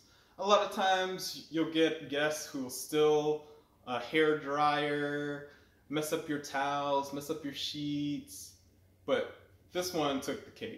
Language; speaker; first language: English; native; English